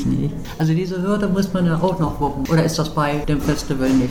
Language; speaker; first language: German; native; German